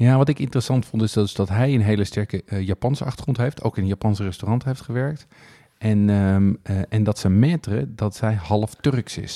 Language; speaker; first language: Dutch; native; Dutch